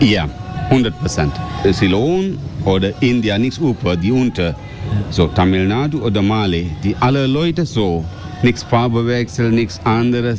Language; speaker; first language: German; non-native, learner; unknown